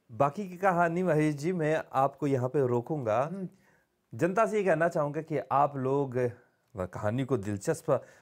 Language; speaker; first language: Hindi; early bilingual, heritage; Bhojpuri